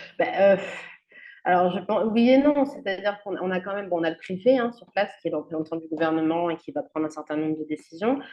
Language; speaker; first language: French; native; French